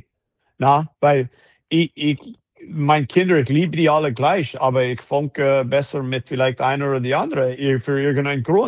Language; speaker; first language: German; non-native, fluent; English